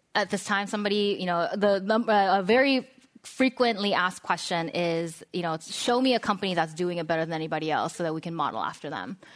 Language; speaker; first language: English; non-native, fluent; Korean